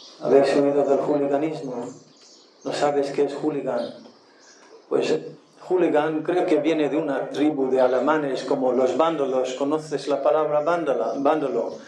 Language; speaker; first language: Spanish; non-native, fluent; English